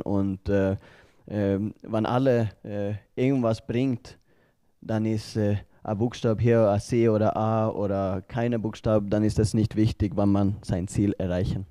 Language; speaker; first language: German; non-native, learner; Swedish